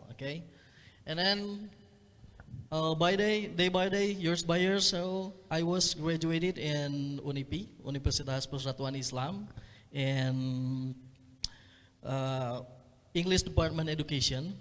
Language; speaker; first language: English; non-native, fluent; Indonesian